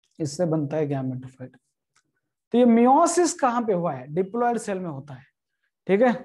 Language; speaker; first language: Hindi; non-native, local second language; Marathi